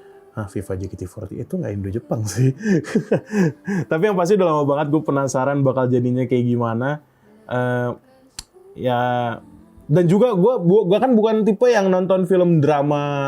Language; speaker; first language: Indonesian; native; Indonesian